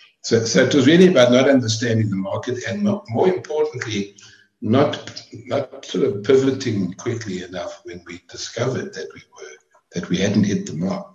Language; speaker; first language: English; native; English